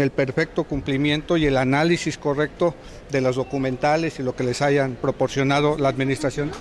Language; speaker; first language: Spanish; native; Spanish